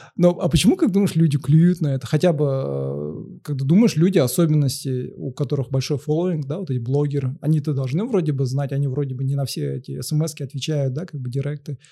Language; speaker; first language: Russian; native; Russian